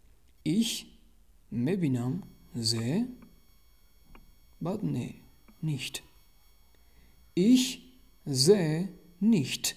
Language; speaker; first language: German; non-native, learner; Tajik